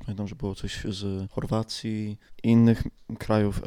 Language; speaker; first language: Polish; native; Polish